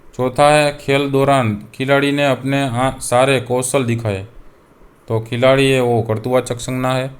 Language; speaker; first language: Hindi; non-native, local second language; Gujarati